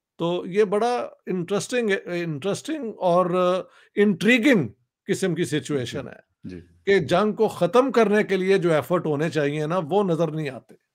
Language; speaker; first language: Urdu; non-native, local second language; Punjabi